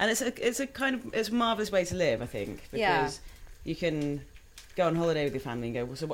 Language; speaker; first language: English; native; English